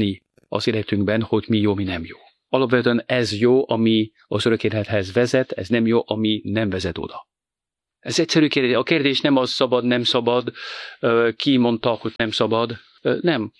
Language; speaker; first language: Hungarian; non-native, fluent; French